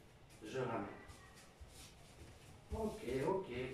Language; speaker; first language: French; native; French